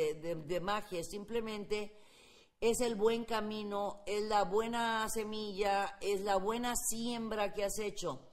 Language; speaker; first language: Spanish; native; Spanish